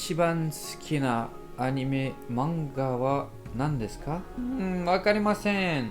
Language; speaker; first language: Japanese; non-native, learner; French